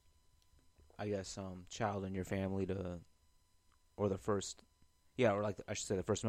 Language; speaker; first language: English; native; English